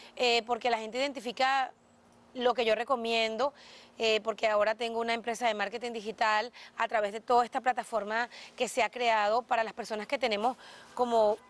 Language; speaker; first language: Spanish; native; Spanish